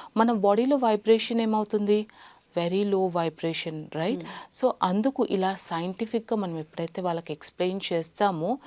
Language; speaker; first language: Telugu; native; Telugu